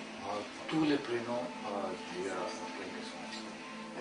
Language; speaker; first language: French; non-native, fluent; Hindi